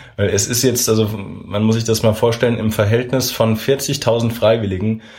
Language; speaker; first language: German; native; German